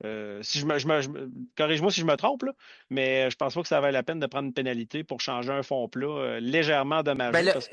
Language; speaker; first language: French; native; French